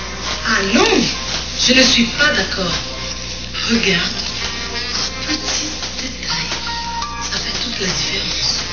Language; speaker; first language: French; non-native, fluent; Portuguese